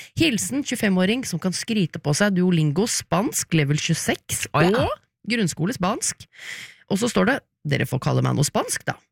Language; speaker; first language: Norwegian; native; Norwegian